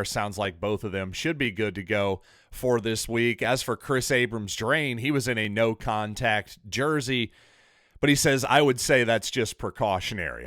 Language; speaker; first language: English; native; English